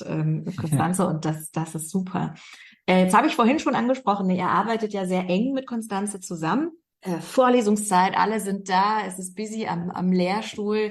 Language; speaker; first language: German; native; German